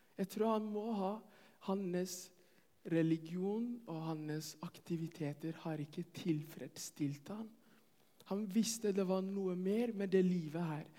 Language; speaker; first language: Norwegian; non-native, fluent; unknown